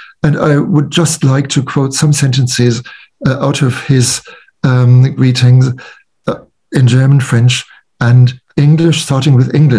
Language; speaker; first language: English; non-native, fluent; German